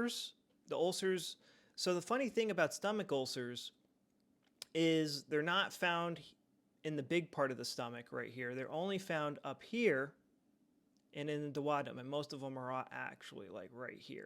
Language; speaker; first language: English; native; English